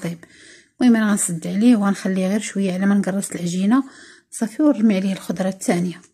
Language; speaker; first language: Arabic; native; Arabic